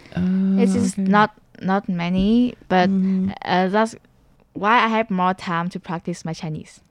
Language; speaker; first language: English; non-native, learner; Vietnamese